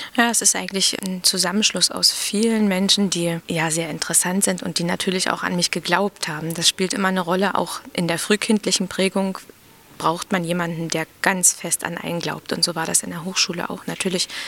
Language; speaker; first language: German; native; German